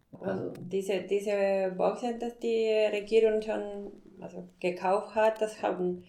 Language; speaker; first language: German; non-native, fluent; Spanish